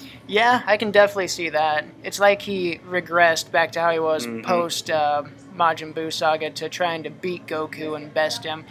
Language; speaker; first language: English; native; English